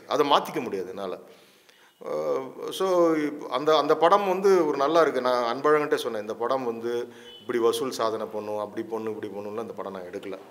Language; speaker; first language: Tamil; native; Tamil